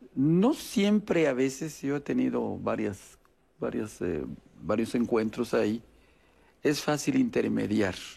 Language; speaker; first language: Spanish; non-native, local second language; Yucateco